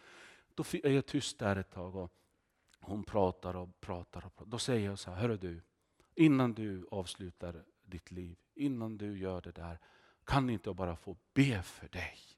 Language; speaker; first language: Swedish; non-native, fluent; Finnish